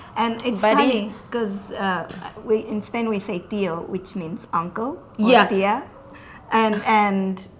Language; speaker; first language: English; non-native, fluent; Catalan